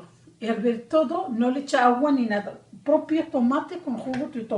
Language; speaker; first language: Spanish; non-native, learner; Arabic